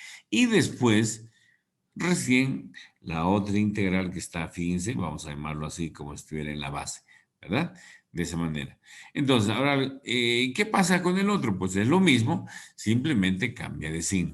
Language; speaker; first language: Spanish; native; Spanish